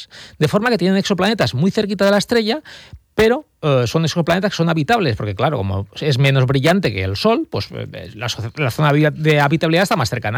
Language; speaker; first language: Spanish; native; Spanish